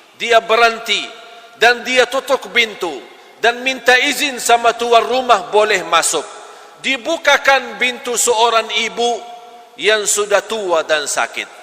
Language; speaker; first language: Malay; non-native, fluent; Arabic